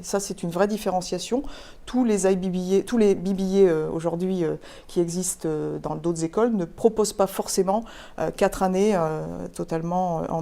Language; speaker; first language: French; native; French